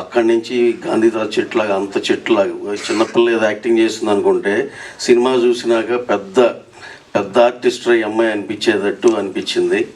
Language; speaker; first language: Telugu; native; Telugu